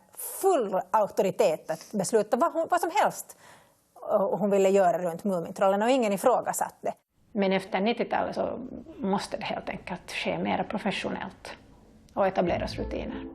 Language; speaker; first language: Swedish; native; Swedish